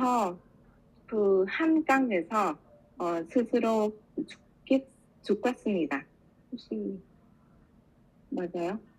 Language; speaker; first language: Korean; non-native, learner; Vietnamese